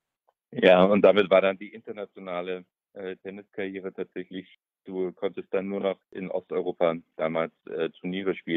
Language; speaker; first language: German; native; German